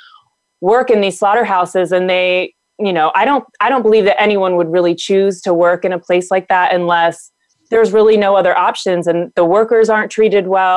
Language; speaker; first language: English; native; English